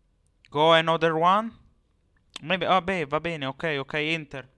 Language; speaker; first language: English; non-native, learner; Italian